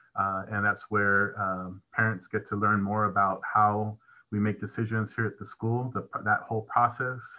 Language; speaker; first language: English; early bilingual, other home language; Spanish